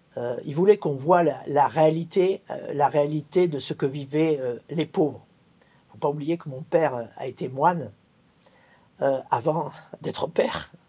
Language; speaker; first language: French; native; French